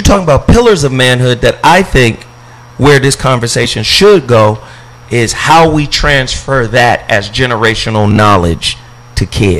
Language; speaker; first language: English; native; English